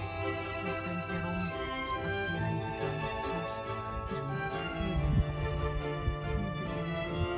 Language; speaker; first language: German; non-native, learner; Filipino